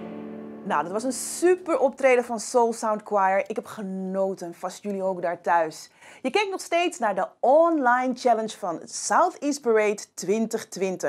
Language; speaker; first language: Dutch; native; Dutch